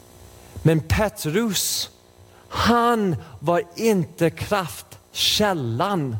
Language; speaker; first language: Swedish; non-native, fluent; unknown